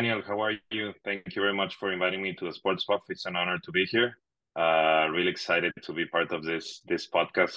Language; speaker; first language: English; non-native, fluent; Spanish